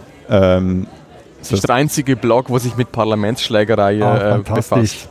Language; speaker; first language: German; native; German